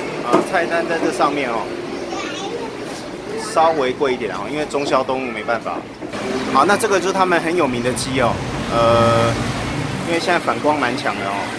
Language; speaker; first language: Chinese; native; Chinese